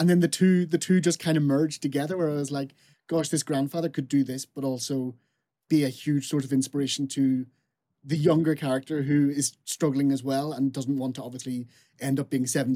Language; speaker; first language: English; native; English